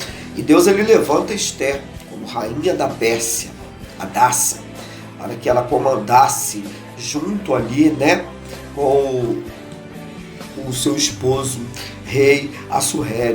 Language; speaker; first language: Portuguese; native; Portuguese